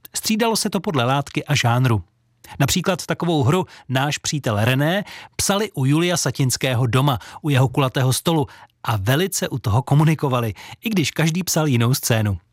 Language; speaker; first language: Czech; native; Czech